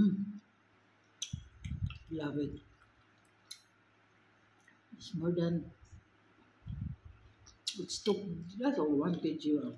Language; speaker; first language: English; non-native, local second language; Filipino